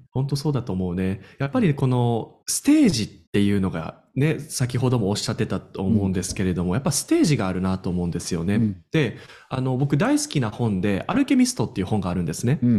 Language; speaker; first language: Japanese; native; Japanese